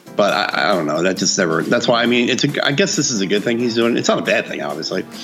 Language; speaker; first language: English; early bilingual, other home language; Filipino